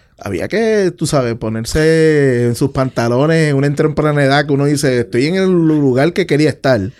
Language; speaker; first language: Spanish; native; Spanish